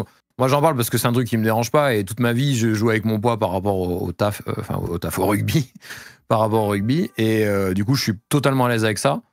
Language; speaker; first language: French; native; French